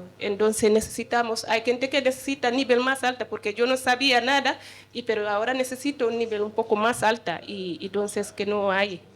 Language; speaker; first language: Spanish; non-native, learner; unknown